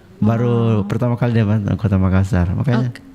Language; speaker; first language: Indonesian; native; Indonesian